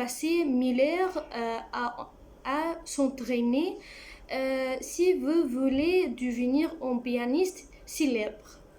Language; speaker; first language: French; non-native, learner; Arabic